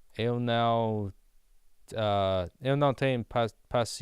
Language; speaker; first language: Portuguese; non-native, learner; English